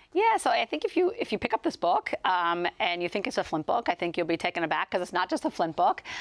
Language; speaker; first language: English; native; English